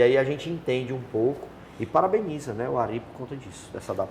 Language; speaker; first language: Portuguese; native; Portuguese